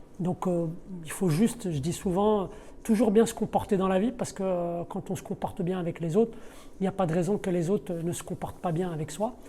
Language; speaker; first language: French; early bilingual, other home language; Arabic